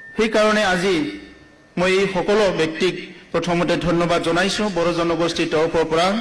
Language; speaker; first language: Assamese; non-native, local second language; Bodo